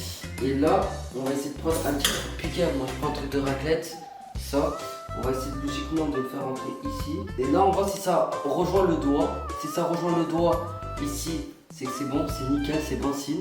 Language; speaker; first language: French; native; French